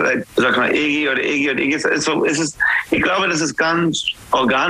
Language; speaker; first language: German; non-native, fluent; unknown